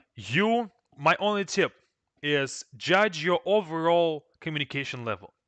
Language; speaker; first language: English; non-native, fluent; Russian